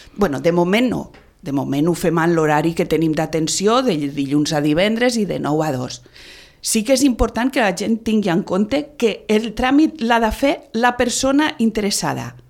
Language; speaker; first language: Catalan; native; Catalan